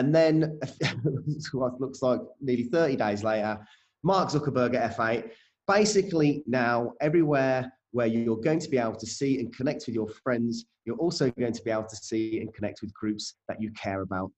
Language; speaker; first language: English; native; English